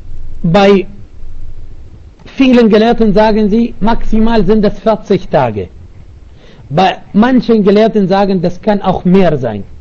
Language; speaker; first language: German; non-native, learner; Arabic